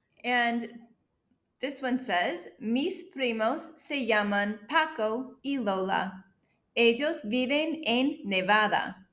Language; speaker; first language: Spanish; non-native, fluent; English